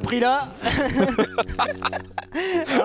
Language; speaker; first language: French; native; French